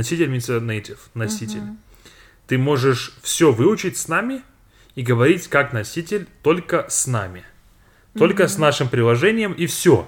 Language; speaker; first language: Russian; non-native, fluent; English